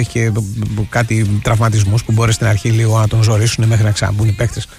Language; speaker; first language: Greek; native; Greek